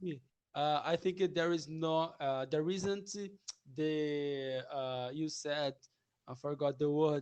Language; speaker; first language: English; non-native, learner; Portuguese